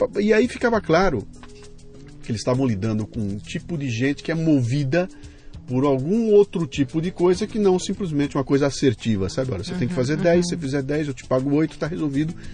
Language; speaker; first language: Portuguese; native; Portuguese